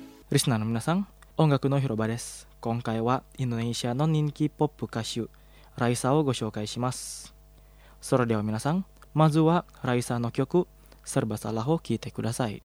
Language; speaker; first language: Japanese; non-native, fluent; Indonesian